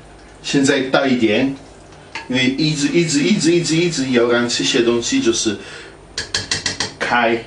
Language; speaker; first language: Chinese; non-native, fluent; Italian